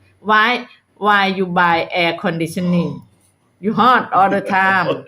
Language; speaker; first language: English; non-native, learner; Thai